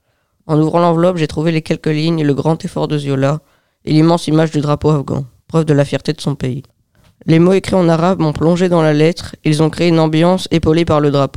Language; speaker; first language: French; native; French